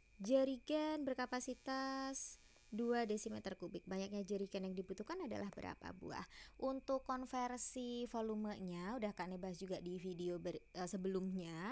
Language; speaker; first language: Indonesian; native; Indonesian